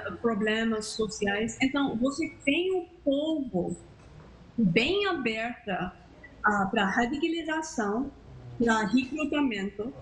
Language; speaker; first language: Portuguese; non-native, fluent; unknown